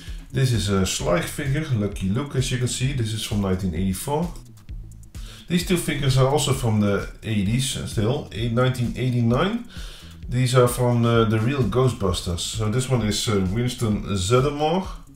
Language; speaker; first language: English; non-native, fluent; Dutch